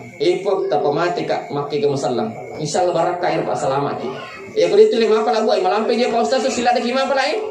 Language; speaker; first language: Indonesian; non-native, local second language; Buginese